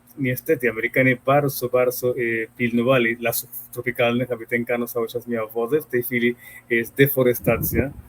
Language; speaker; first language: Polish; non-native, fluent; Spanish